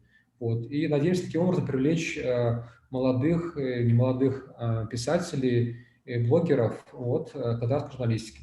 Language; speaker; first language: Russian; native; Russian